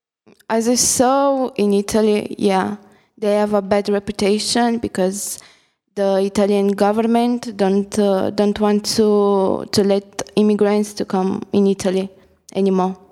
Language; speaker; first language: English; non-native, fluent; Italian